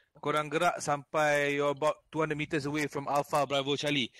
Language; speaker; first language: English; non-native, local second language; Malay